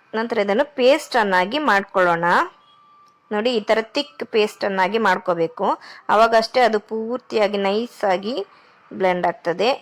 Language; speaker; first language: Kannada; non-native, local second language; Konkani